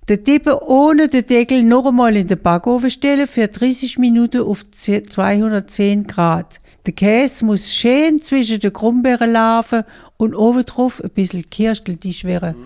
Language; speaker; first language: German; non-native, local second language; French